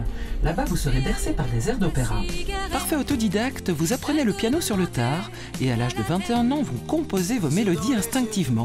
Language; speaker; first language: French; native; French